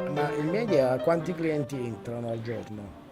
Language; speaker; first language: Italian; native; Italian